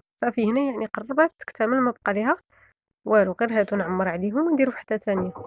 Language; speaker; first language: Arabic; native; Arabic